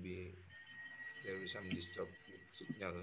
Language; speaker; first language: English; non-native, learner; Indonesian